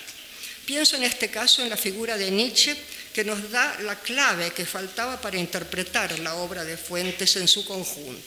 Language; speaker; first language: Spanish; native; Spanish